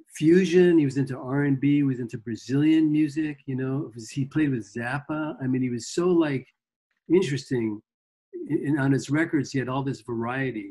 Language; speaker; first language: English; native; English